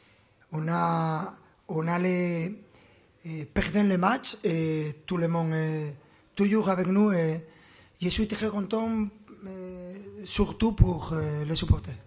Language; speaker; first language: French; non-native, fluent; Spanish